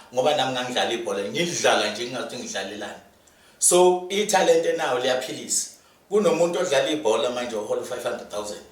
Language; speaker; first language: Zulu; native; Zulu